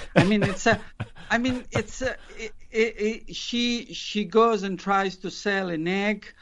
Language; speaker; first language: English; non-native, fluent; Italian